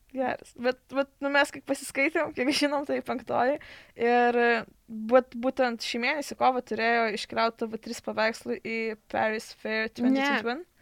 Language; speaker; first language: Lithuanian; native; Lithuanian